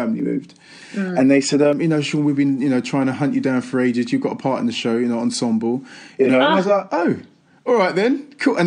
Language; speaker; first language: English; native; English